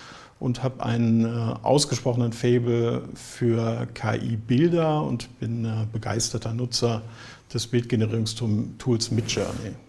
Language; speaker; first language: German; native; German